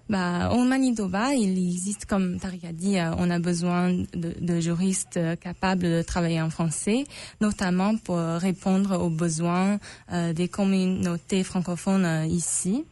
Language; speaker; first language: French; non-native, local second language; English